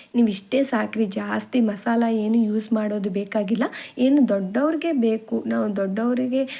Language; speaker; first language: Kannada; non-native, local second language; Telugu